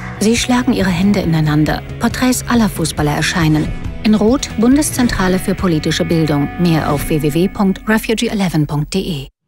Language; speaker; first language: German; native; German